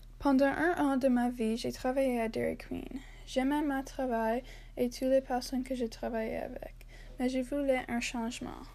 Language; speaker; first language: French; non-native, learner; English